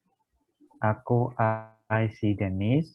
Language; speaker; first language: Filipino; non-native, learner; Indonesian